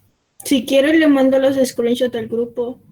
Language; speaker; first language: Spanish; native; Spanish